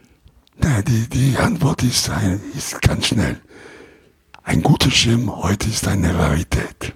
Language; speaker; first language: German; non-native, learner; Italian